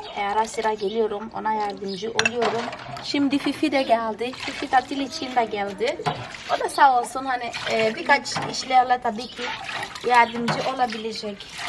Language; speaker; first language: Turkish; non-native, fluent; Portuguese